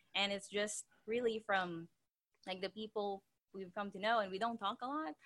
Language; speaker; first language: English; non-native, local second language; Filipino